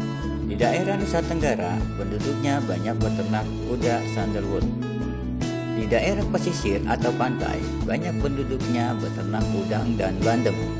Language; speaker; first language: Indonesian; native; Indonesian